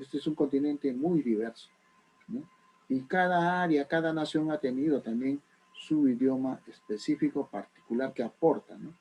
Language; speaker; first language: Spanish; native; Spanish